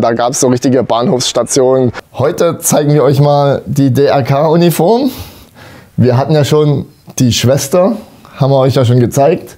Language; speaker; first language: German; native; German